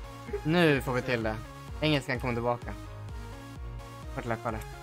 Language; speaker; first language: Swedish; native; Swedish